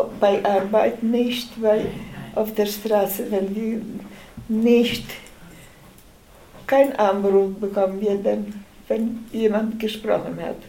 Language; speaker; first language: German; non-native, learner; Polish